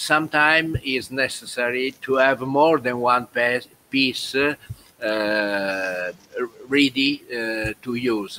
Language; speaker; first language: English; non-native, learner; Italian